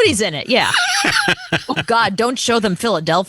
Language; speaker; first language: English; native; English